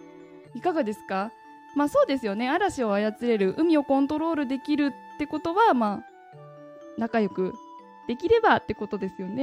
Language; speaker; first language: Japanese; native; Japanese